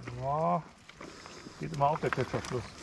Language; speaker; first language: German; native; German